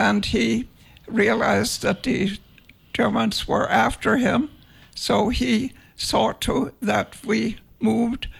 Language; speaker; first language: English; non-native, fluent; Danish